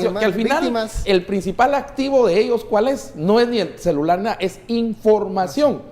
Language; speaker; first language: Spanish; native; Spanish